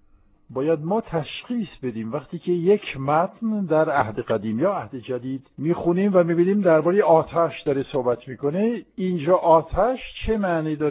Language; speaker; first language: Persian; non-native, fluent; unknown